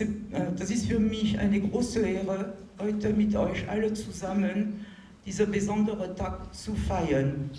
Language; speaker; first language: German; non-native, fluent; French